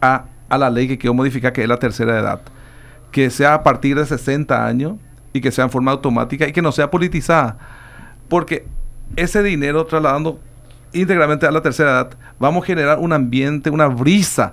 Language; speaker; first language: Spanish; native; Spanish